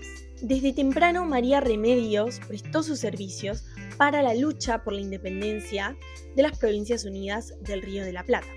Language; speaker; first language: Spanish; native; Spanish